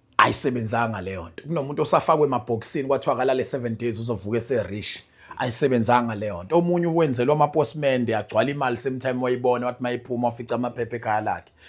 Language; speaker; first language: Zulu; native; Zulu